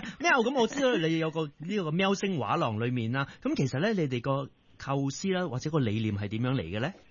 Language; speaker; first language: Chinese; non-native, local second language; Cantonese